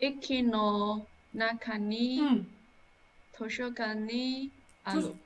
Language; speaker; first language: Japanese; non-native, learner; English